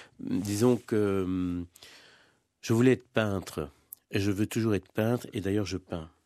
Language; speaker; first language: French; non-native, fluent; Spanish